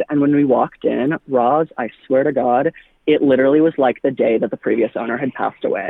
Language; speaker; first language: English; native; English